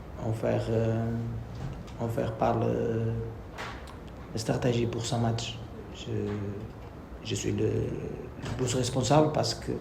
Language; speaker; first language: French; non-native, learner; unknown